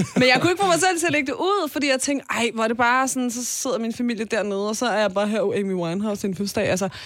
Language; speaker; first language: Danish; early bilingual, other home language; Persian